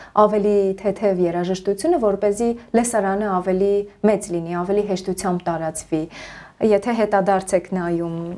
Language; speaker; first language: Armenian; native; Armenian